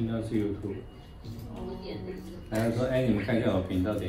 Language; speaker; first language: Chinese; native; Chinese